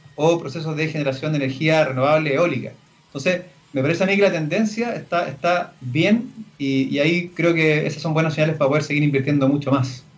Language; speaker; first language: Spanish; native; Spanish